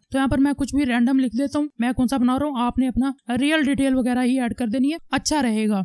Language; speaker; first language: Urdu; native; Urdu